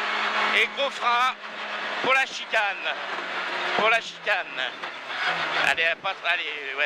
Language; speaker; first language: French; native; French